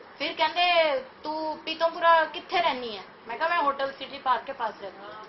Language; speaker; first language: Hindi; native; Hindi